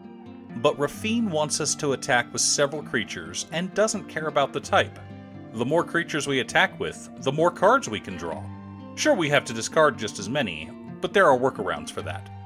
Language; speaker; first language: English; native; English